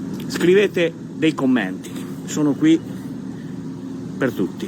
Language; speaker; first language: Italian; native; Italian